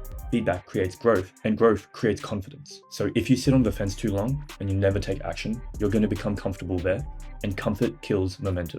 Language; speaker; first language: English; native; English